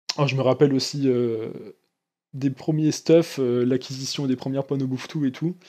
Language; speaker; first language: French; native; French